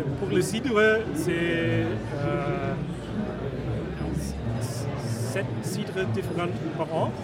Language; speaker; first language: French; non-native, learner; German